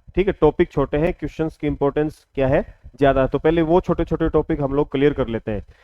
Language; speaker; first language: Hindi; native; Hindi